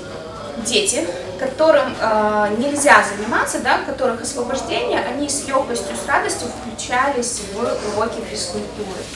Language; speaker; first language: Russian; native; Russian